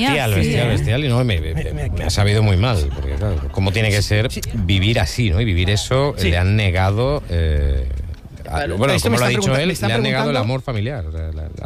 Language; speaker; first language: Spanish; native; Spanish